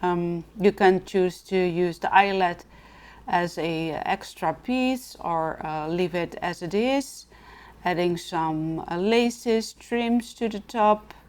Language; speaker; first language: English; non-native, fluent; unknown